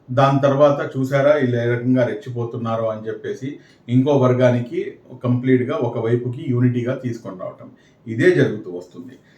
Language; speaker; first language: Telugu; non-native, local second language; Urdu